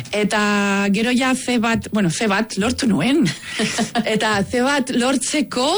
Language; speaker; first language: Basque; non-native, fluent; Catalan